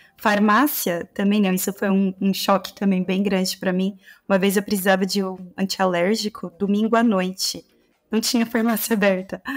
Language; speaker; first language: Portuguese; native; Portuguese